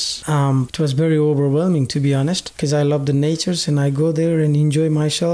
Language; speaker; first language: English; non-native, local second language; Nepali